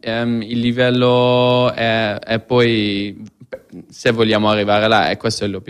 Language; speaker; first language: Italian; non-native, fluent; Dutch